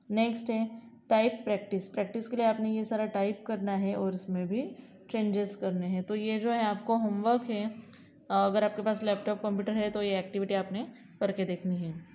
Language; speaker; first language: Hindi; non-native, local second language; Gujarati